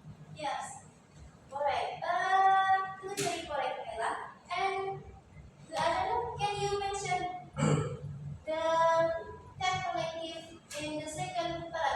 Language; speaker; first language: English; non-native, learner; Indonesian